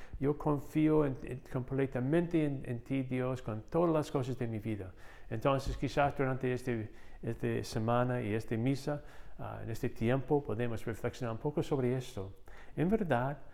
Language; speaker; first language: Spanish; non-native, fluent; English